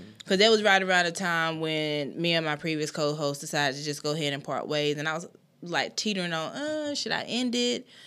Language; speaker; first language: English; native; English